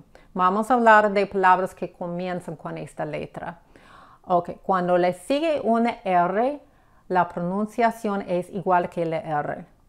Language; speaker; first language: Spanish; non-native, fluent; English